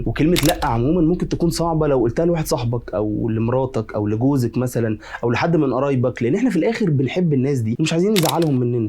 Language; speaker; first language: Arabic; native; Arabic